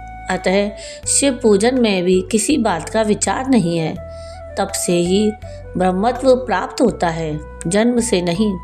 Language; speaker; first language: Hindi; native; Hindi